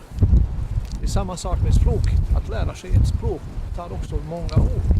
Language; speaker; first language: Swedish; non-native, fluent; Bosnian